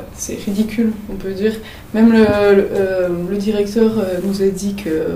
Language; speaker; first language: French; native; French